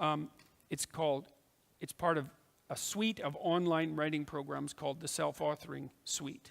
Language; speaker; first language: English; native; English